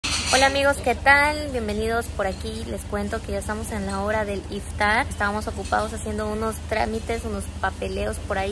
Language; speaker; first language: Spanish; native; Spanish